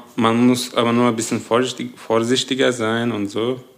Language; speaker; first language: German; non-native, fluent; Turkish